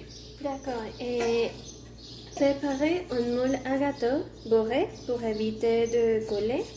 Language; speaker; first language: French; non-native, learner; Spanish